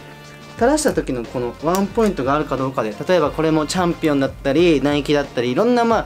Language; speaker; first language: Japanese; native; Japanese